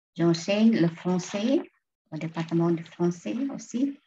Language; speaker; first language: French; non-native, fluent; Indonesian